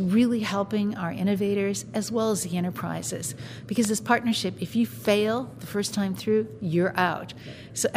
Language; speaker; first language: English; native; English